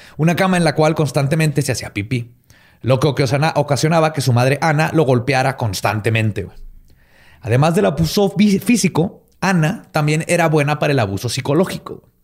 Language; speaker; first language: Spanish; native; Spanish